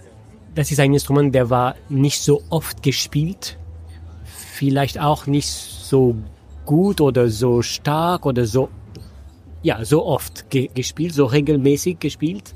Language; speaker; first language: German; non-native, fluent; French